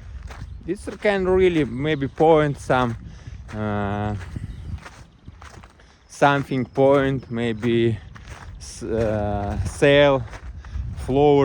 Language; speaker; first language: English; non-native, learner; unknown